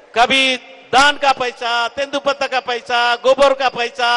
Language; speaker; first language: Hindi; native; Hindi